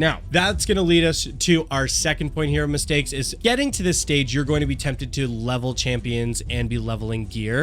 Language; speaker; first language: English; native; English